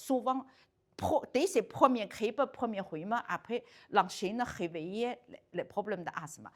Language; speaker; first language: French; non-native, learner; Chinese